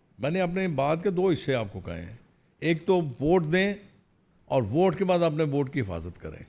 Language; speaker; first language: Urdu; non-native, local second language; Punjabi